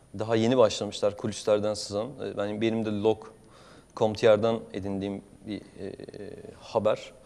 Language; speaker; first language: Turkish; native; Turkish